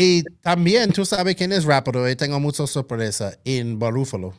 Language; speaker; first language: Spanish; non-native, local second language; English